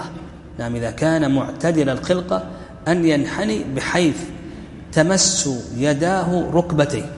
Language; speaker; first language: Arabic; native; Arabic